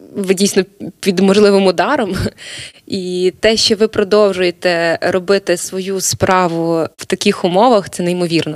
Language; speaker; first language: Ukrainian; native; Ukrainian